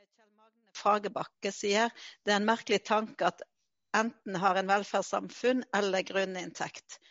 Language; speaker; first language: Norwegian; native; Norwegian